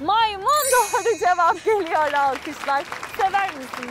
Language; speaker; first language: Turkish; native; Turkish